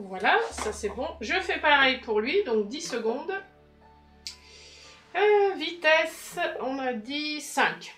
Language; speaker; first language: French; native; French